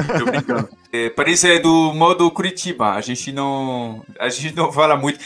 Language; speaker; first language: Portuguese; non-native, fluent; French